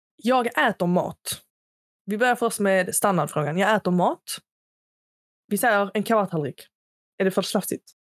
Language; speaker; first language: Swedish; early bilingual, other home language; Arabic